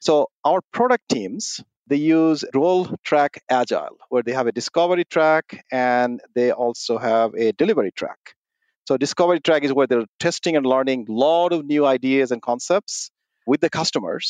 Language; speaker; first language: English; non-native, local second language; Bangla